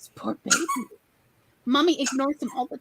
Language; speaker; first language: English; native; English